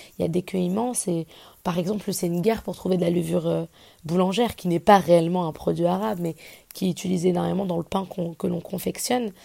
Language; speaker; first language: French; native; French